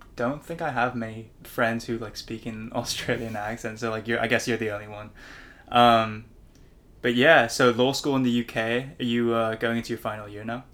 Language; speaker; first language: English; non-native, local second language; Cantonese